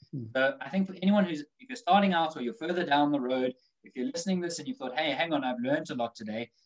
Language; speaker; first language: English; native; English